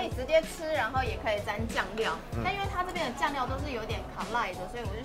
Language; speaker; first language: Chinese; native; Chinese